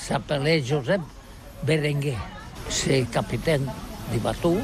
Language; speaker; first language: French; non-native, learner; Catalan